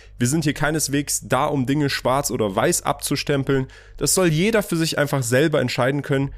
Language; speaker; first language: German; early bilingual, other home language; Persian